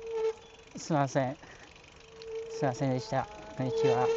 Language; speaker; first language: Japanese; non-native, learner; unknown